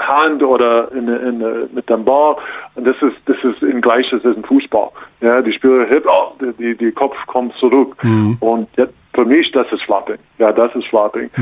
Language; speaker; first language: German; non-native, learner; English